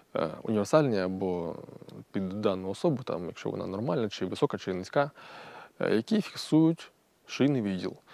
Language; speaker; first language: Ukrainian; native; Ukrainian